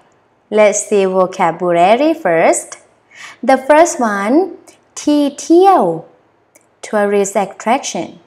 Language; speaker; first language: English; non-native, learner; Thai